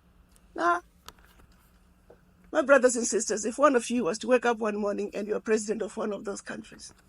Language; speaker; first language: English; non-native, local second language; Shona